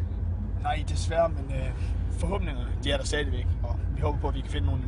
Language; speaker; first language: Danish; native; Danish